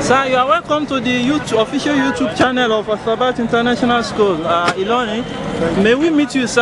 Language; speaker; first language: English; non-native, local second language; Yoruba